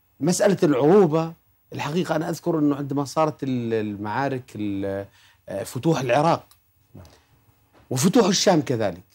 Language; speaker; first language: Arabic; native; Arabic